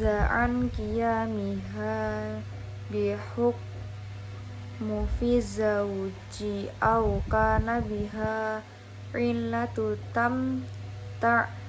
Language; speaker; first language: Arabic; non-native, learner; Indonesian